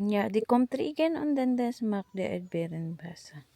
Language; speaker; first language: German; non-native, learner; Filipino